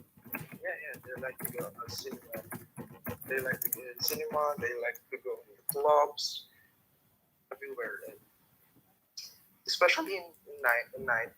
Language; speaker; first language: English; non-native, learner; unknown